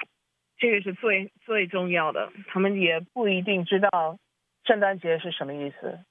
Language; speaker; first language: Chinese; early bilingual, heritage; Chinese